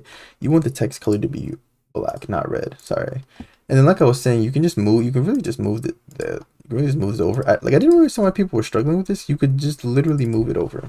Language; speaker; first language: English; native; English